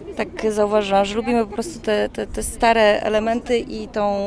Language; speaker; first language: Polish; native; Polish